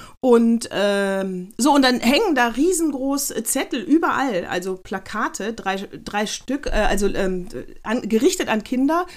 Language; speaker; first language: German; native; German